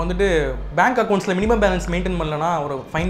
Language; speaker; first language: Tamil; native; Tamil